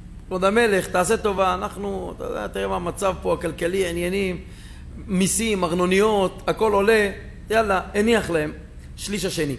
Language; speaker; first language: Hebrew; native; Hebrew